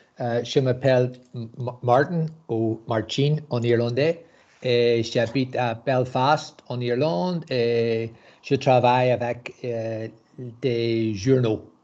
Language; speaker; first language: French; non-native, learner; English